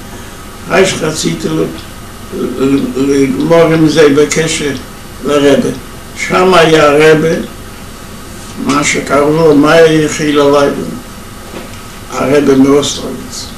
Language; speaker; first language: Hebrew; non-native, fluent; Yiddish